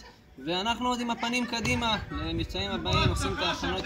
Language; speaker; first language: Hebrew; native; Hebrew